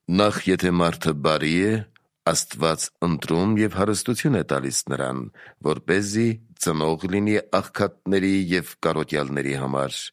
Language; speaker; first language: Armenian; native; Armenian